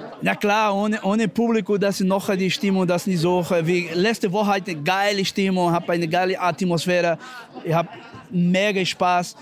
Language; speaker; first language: German; non-native, learner; Portuguese